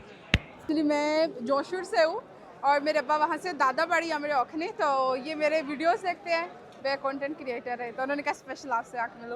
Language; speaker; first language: Hindi; non-native, local second language; Bangla